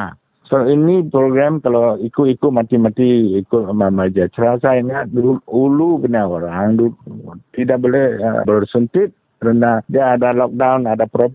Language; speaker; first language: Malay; non-native, local second language; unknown